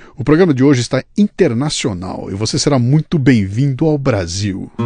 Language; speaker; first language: Portuguese; native; Portuguese